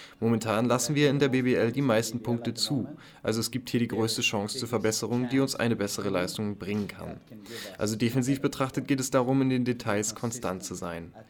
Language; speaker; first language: German; non-native, fluent; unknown